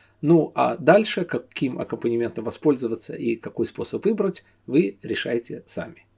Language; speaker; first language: Russian; native; Russian